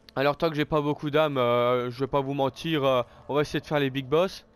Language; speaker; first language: French; native; French